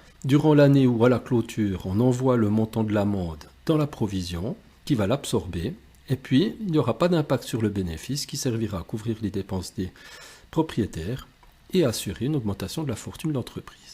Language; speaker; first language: French; native; French